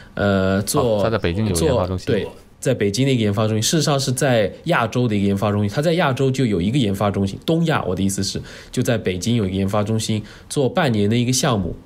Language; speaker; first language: Chinese; native; Chinese